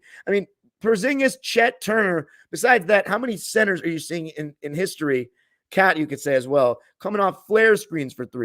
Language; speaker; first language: English; native; English